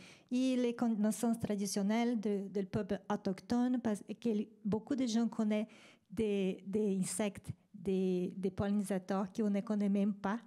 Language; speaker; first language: French; non-native, fluent; Spanish